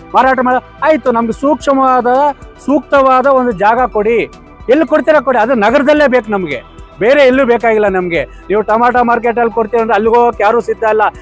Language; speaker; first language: Kannada; native; Kannada